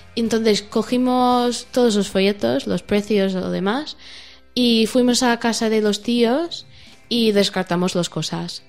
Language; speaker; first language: Spanish; non-native, learner; English